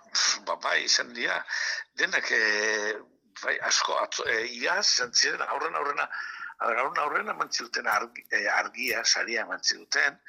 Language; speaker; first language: Basque; native; Basque